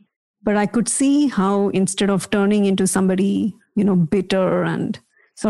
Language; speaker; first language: English; non-native, local second language; Kannada